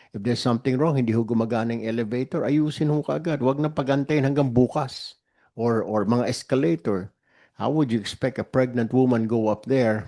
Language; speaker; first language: Filipino; native; Filipino